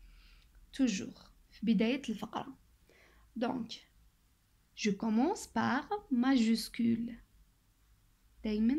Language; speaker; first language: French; non-native, local second language; Arabic